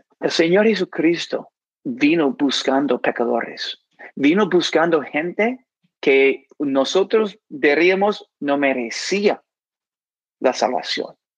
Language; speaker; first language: Spanish; non-native, fluent; English